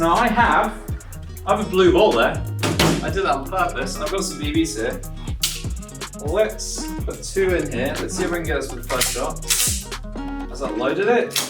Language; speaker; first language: English; native; English